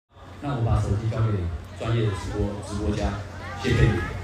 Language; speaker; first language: Chinese; native; Chinese